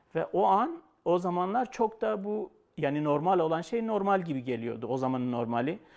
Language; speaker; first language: Turkish; native; Turkish